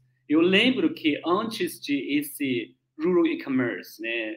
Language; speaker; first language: Portuguese; non-native, learner; Chinese